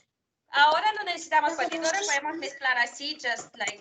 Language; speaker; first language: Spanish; non-native, fluent; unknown